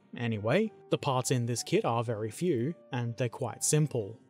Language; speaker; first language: English; native; English